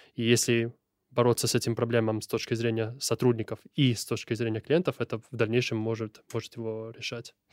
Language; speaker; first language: Russian; non-native, fluent; Italian